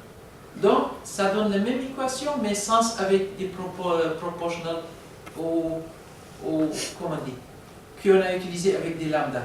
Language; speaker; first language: French; non-native, learner; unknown